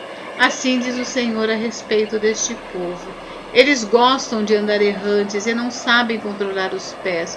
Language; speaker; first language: Portuguese; native; Portuguese